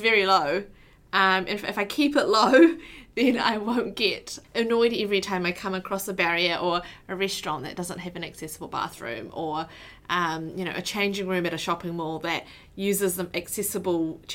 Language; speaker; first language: English; native; English